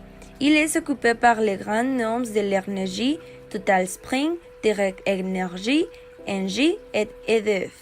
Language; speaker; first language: French; non-native, learner; Spanish